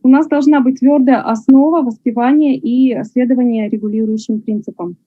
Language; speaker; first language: Russian; native; Russian